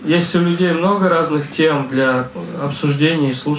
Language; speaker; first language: Russian; native; Russian